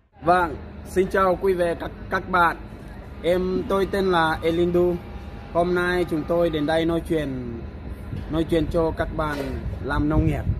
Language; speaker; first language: Vietnamese; non-native, learner; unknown